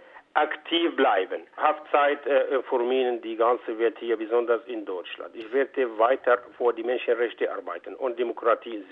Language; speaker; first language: German; non-native, fluent; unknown